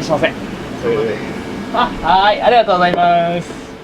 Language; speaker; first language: Japanese; native; Japanese